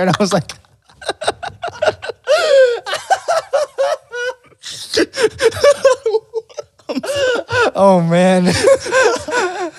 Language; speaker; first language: English; non-native, local second language; Filipino